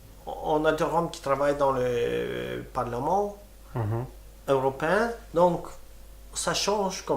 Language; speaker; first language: French; non-native, fluent; Romany